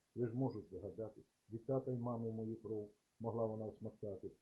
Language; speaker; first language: Ukrainian; native; Ukrainian